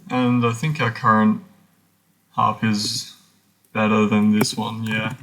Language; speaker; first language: English; native; English